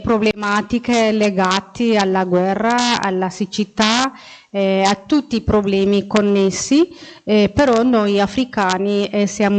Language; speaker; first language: Italian; non-native, fluent; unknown